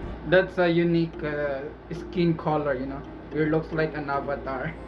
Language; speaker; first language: English; non-native, local second language; Filipino